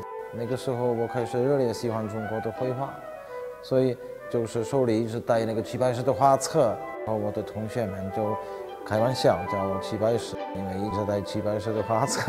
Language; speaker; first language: Chinese; non-native, fluent; Czech